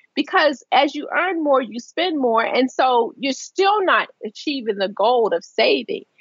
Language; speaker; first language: English; native; English